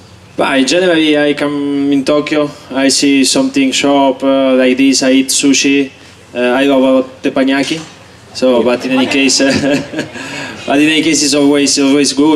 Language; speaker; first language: English; non-native, learner; Italian